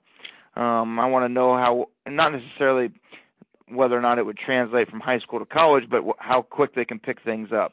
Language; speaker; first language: English; native; English